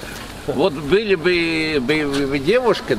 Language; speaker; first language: Russian; native; Russian